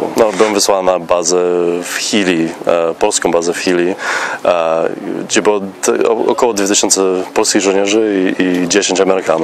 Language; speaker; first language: Polish; non-native, fluent; English